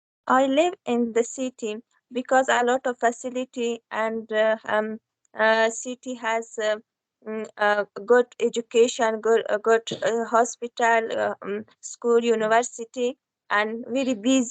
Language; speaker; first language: English; non-native, learner; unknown